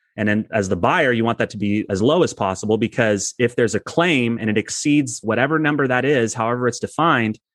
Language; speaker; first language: English; native; English